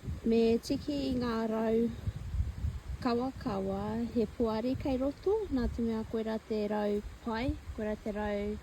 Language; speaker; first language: Māori; non-native, local second language; English